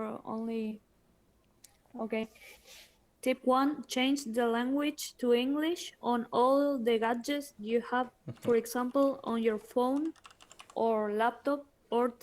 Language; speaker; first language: English; non-native, learner; Spanish